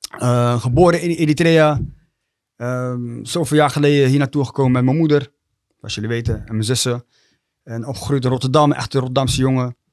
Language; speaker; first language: Dutch; early bilingual, other home language; Tigrinya